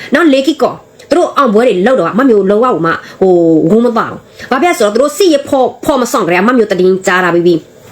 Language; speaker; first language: Burmese; non-native, local second language; S'gaw Karen